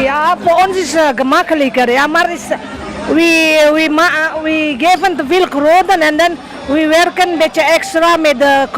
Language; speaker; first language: Dutch; non-native, learner; Indonesian